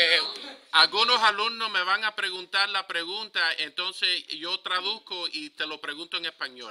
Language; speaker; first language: Spanish; early bilingual, heritage; Spanish